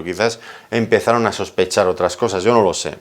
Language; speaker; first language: Spanish; native; Spanish